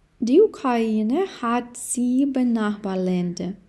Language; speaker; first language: German; non-native, fluent; Ukrainian